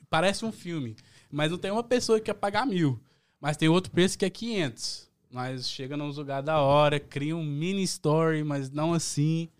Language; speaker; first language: Portuguese; early bilingual, heritage; Portuguese